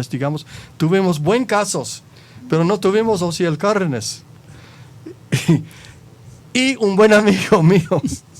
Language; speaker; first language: Spanish; non-native, fluent; English